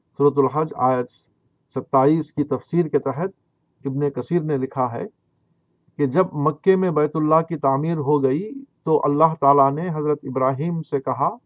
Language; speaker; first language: Urdu; native; Urdu